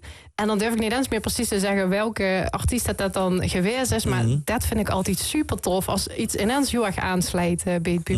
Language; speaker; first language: Dutch; native; Dutch